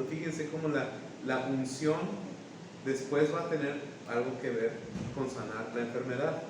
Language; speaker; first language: Spanish; native; Spanish